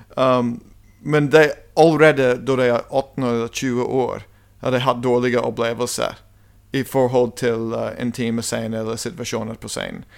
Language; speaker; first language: Norwegian; non-native, fluent; English